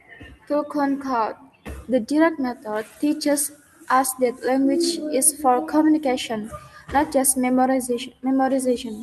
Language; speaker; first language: English; non-native, learner; Indonesian